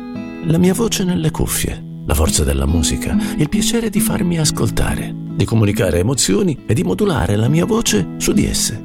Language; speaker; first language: Italian; native; Italian